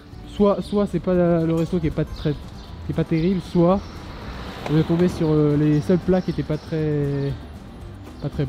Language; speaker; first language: French; native; French